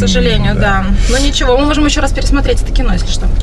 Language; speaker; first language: Russian; native; Russian